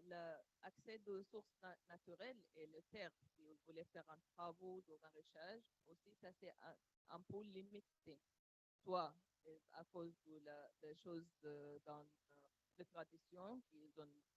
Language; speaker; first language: French; non-native, learner; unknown